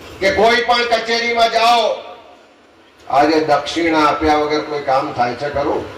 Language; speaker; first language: Gujarati; native; Gujarati